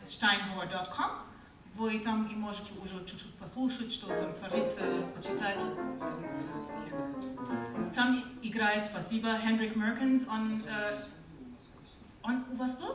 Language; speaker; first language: Russian; non-native, learner; German